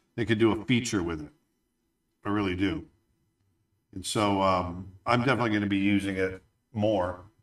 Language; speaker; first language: English; native; English